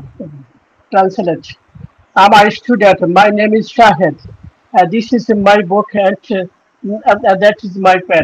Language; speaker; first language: English; non-native, learner; Bangla